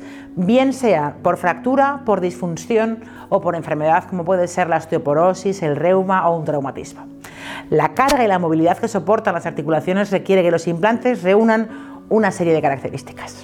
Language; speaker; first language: Spanish; native; Spanish